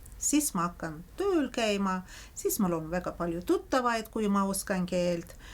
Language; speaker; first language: Estonian; non-native, fluent; Azerbaijani